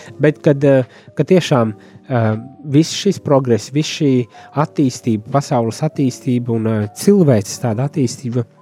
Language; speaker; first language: Latvian; native; Latvian